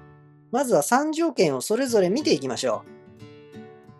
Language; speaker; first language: Japanese; native; Japanese